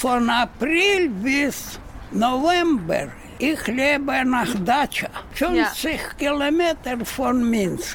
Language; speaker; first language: German; non-native, learner; Russian